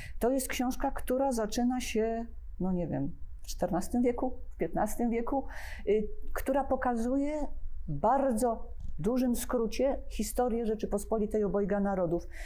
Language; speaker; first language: Polish; native; Polish